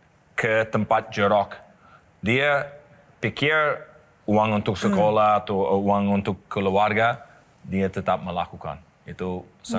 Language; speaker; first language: Indonesian; non-native, learner; English